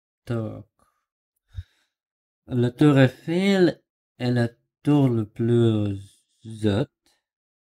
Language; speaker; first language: French; non-native, learner; Russian